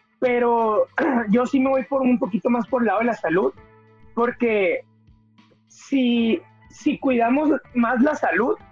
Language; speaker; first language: Spanish; native; Spanish